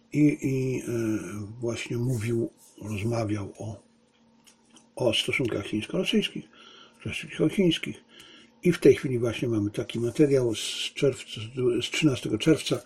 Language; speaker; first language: Polish; native; Polish